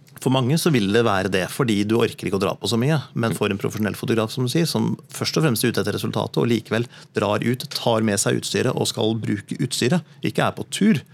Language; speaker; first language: Norwegian; native; Norwegian